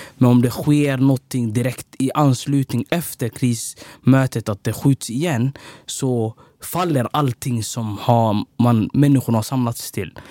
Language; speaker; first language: Swedish; early bilingual, other home language; Somali